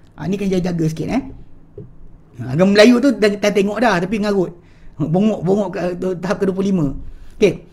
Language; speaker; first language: Malay; native; Malay